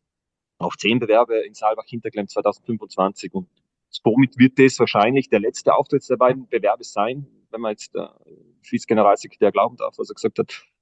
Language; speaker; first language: German; native; German